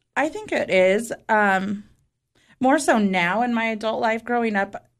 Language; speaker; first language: English; early bilingual, other home language; Spanish